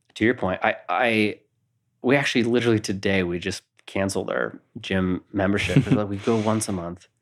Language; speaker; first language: English; native; English